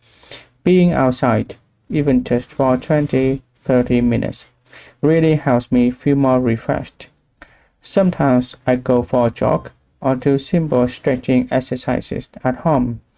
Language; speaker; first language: English; non-native, learner; Vietnamese